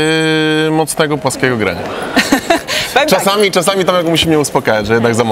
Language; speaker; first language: Polish; native; Polish